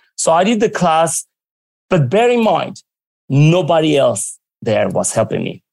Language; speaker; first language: English; early bilingual, other home language; Armenian